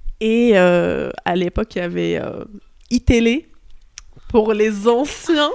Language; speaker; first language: French; early bilingual, other home language; Arabic